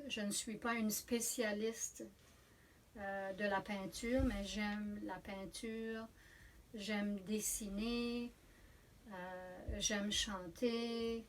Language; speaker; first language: French; native; French